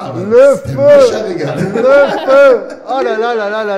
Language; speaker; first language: French; native; French